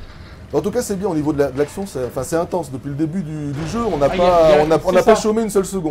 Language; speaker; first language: French; native; French